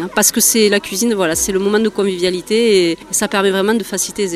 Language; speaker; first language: French; native; French